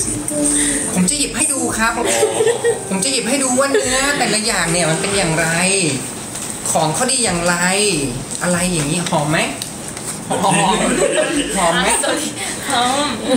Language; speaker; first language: Thai; native; Thai